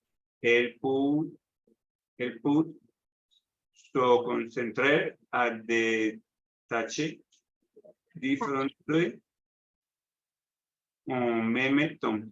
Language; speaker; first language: French; non-native, learner; Spanish